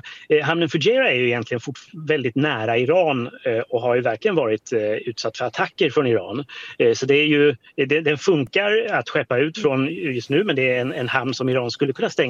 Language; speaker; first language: Swedish; native; Swedish